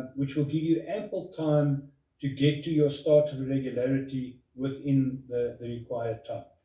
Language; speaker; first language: English; non-native, local second language; Afrikaans